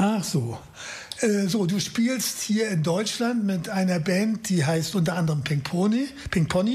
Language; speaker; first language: German; native; German